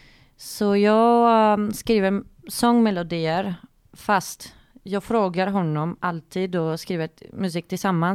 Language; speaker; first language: Swedish; non-native, fluent; Greek